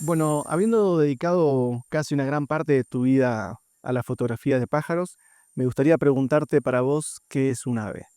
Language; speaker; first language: Spanish; native; Spanish